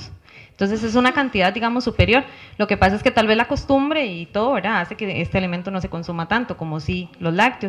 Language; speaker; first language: Spanish; native; Spanish